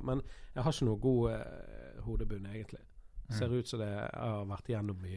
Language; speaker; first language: Norwegian; native; Norwegian